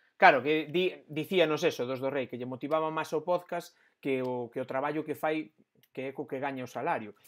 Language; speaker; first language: Galician; non-native, local second language; Spanish